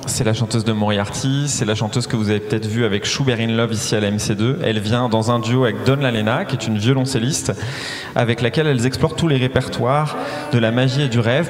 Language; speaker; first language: French; native; French